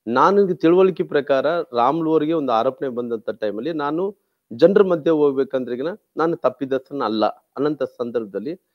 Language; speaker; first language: Kannada; non-native, local second language; Telugu